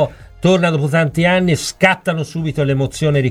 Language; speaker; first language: Italian; native; Italian